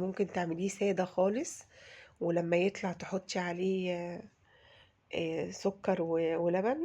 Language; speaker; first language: Arabic; native; Arabic